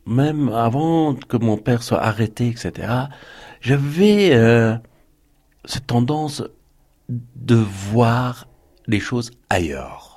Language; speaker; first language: French; non-native, fluent; Persian